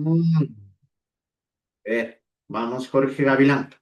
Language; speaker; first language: Spanish; native; Spanish